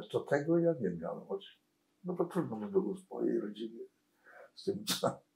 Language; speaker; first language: Polish; native; Polish